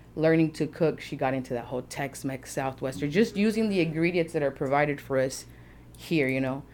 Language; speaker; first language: English; early bilingual, other home language; Spanish